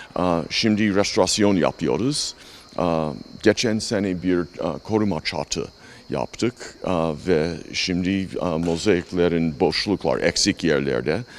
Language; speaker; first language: Turkish; non-native, learner; English